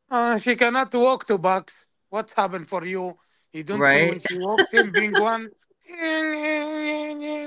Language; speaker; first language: English; non-native, learner; Arabic